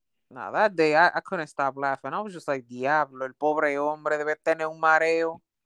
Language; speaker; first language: English; early bilingual, other home language; Spanish